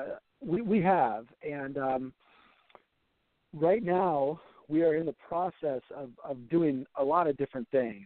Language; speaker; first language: English; native; English